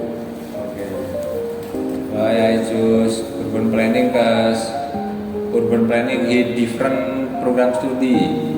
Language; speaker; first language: English; non-native, learner; Indonesian